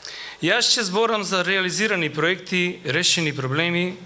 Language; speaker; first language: Macedonian; native; Macedonian